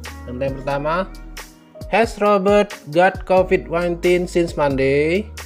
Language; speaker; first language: English; non-native, fluent; Indonesian